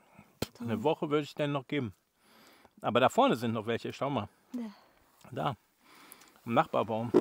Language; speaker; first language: German; native; German